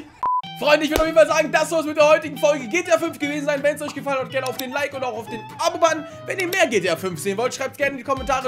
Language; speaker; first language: German; native; German